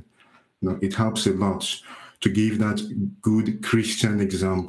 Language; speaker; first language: English; non-native, local second language; Igbo